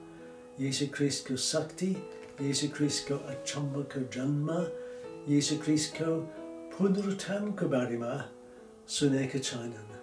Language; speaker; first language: Nepali; non-native, fluent; English